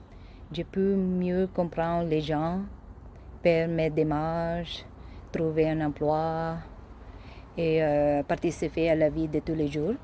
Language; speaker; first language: French; non-native, learner; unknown